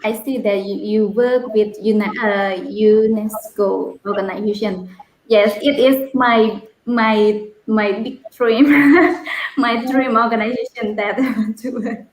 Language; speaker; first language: English; non-native, learner; Khmer